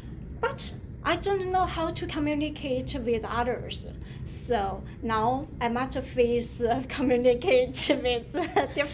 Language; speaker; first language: English; non-native, learner; Chinese